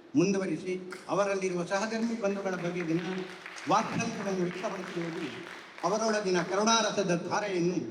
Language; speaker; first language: Kannada; native; Kannada